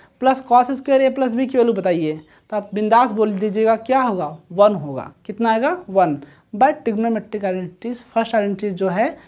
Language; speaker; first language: Hindi; native; Hindi